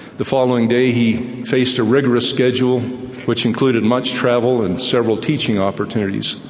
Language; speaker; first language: English; native; English